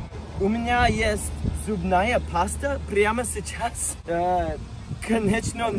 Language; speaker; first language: Russian; non-native, learner; English